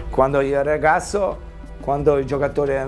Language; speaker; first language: Italian; non-native, fluent; Portuguese